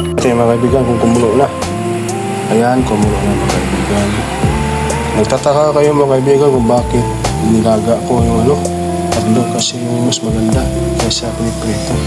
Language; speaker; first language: Filipino; non-native, local second language; Cebuano